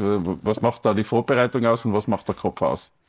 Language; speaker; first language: German; native; German